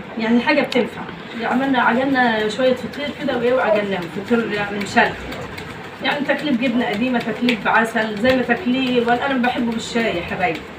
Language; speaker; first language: Egyptian Arabic; native; Egyptian Arabic